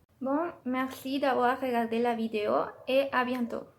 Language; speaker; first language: French; non-native, learner; Spanish